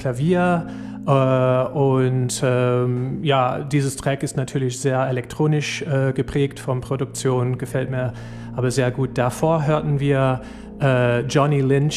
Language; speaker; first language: German; non-native, fluent; English